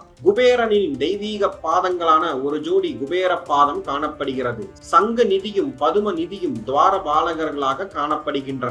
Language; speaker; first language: Tamil; native; Tamil